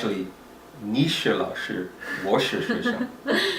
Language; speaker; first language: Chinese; non-native, learner; English